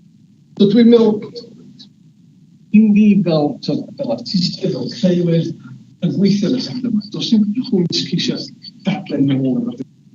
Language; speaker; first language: Welsh; native; Welsh